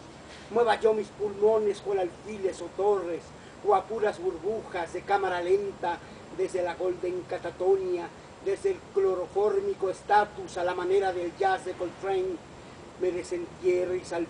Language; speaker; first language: Spanish; native; Spanish